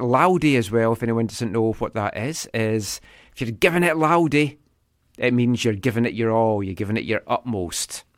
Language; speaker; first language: English; native; English